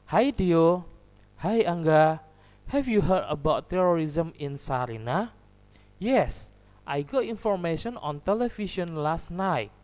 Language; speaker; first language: English; non-native, learner; Indonesian